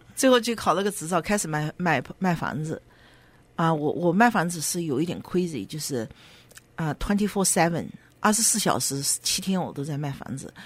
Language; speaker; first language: Chinese; native; Chinese